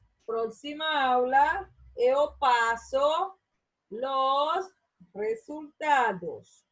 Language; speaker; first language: Spanish; non-native, learner; Portuguese